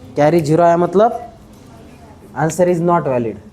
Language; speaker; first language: Hindi; non-native, local second language; Marathi